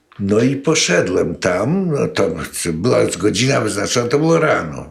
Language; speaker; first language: Polish; native; Polish